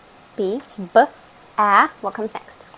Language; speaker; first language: English; native; English